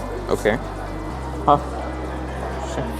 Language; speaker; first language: Chinese; non-native, learner; Hindi